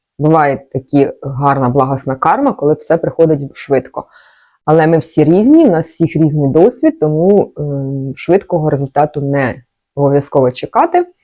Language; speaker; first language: Ukrainian; non-native, local second language; Russian